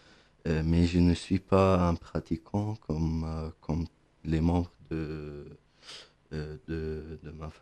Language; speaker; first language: French; non-native, fluent; Arabic